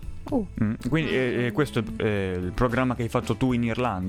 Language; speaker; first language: Italian; native; Italian